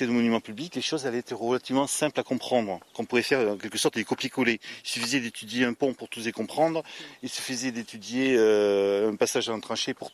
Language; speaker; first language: French; native; French